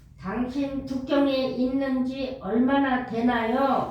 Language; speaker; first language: Korean; non-native, learner; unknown